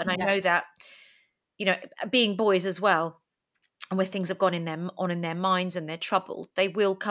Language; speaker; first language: English; early bilingual, other home language; Greek